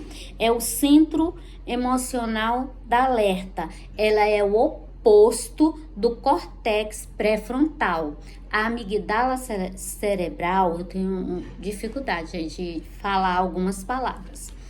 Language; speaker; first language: Portuguese; native; Portuguese